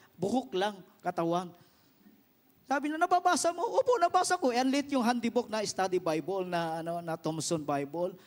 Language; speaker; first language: Filipino; non-native, local second language; Iloko